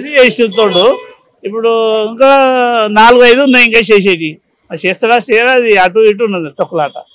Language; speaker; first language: Telugu; native; Telugu